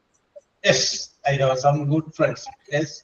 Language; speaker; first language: English; non-native, local second language; Malayalam